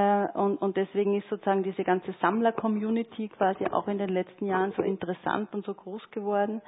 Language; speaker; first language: German; native; German